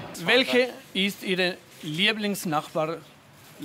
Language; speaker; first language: German; non-native, fluent; Italian